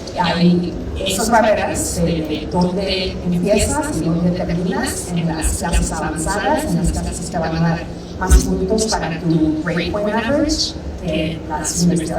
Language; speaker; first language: Spanish; early bilingual, heritage; Spanish